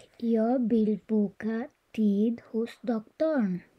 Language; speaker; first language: Swedish; non-native, learner; Bangla